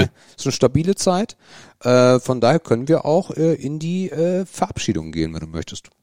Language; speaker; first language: German; native; German